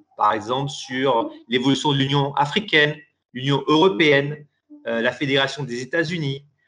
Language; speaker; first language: French; non-native, local second language; Persian